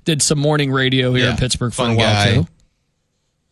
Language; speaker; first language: English; native; English